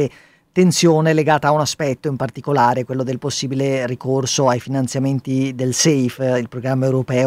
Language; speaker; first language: Italian; native; Italian